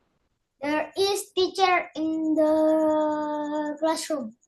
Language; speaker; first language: English; non-native, learner; Indonesian